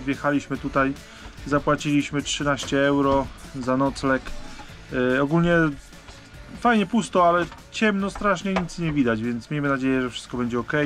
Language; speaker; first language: Polish; native; Polish